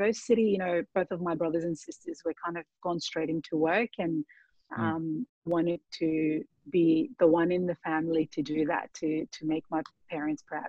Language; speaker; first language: English; early bilingual, other home language; Arabic